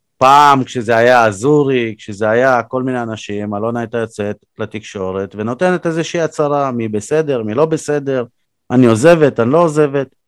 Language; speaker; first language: Hebrew; native; Hebrew